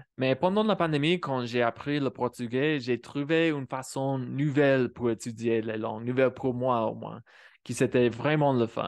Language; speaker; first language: French; non-native, fluent; English